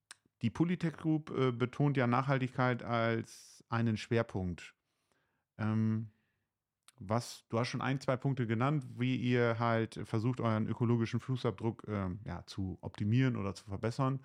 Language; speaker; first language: German; native; German